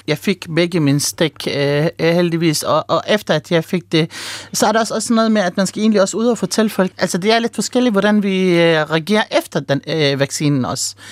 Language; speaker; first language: Danish; early bilingual, other home language; Arabic